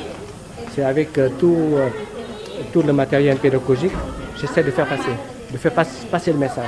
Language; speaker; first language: French; non-native, local second language; Lao